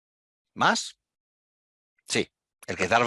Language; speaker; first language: Spanish; native; Spanish